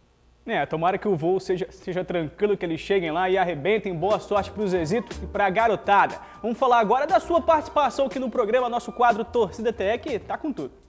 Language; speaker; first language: Portuguese; native; Portuguese